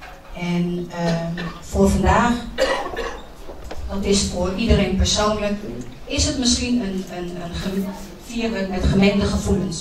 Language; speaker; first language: Dutch; early bilingual, other home language; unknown